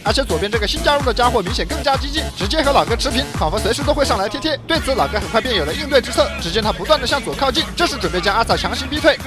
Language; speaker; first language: Chinese; native; Chinese